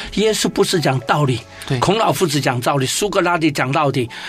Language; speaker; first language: Chinese; native; Chinese